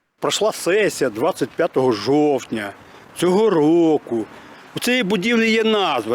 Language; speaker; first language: Ukrainian; native; Ukrainian